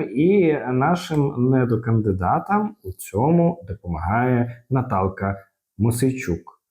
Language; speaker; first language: Ukrainian; native; Ukrainian